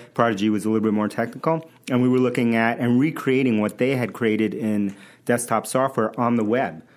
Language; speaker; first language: English; early bilingual, other home language; Spanish